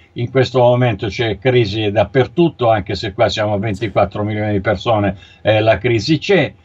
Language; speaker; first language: Italian; native; Italian